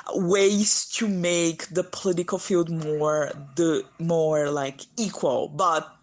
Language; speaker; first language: English; non-native, fluent; Portuguese